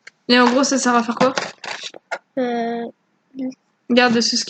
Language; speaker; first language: French; native; French